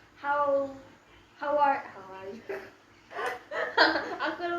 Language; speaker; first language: English; non-native, learner; Indonesian